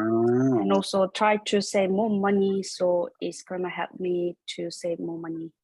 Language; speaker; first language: English; non-native, learner; Korean